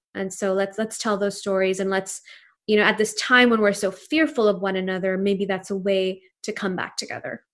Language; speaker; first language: English; non-native, local second language; Urdu